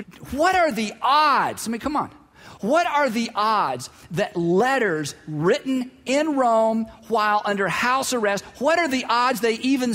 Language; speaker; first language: English; native; English